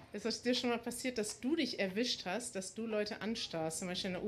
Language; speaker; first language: German; native; German